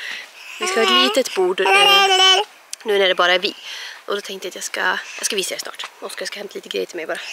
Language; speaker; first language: Swedish; native; Swedish